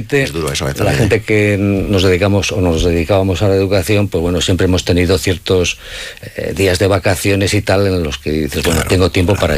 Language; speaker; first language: Spanish; native; Spanish